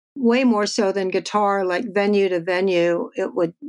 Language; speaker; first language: English; native; English